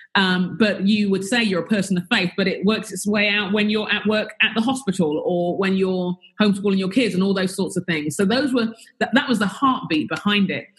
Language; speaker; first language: English; native; English